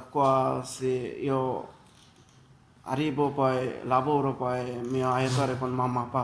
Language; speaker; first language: Italian; non-native, learner; Bangla